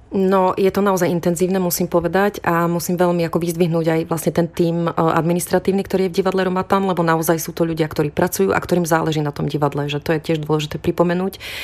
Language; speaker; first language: Slovak; native; Slovak